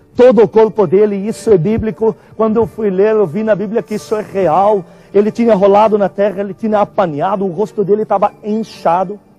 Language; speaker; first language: Portuguese; non-native, fluent; Arabic